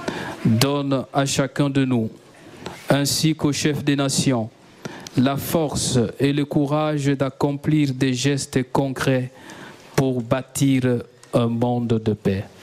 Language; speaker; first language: French; native; French